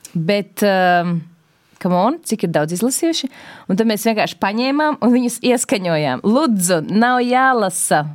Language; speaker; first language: Latvian; native; Latvian